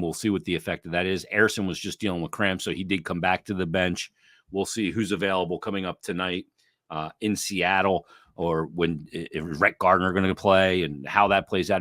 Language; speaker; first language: English; native; English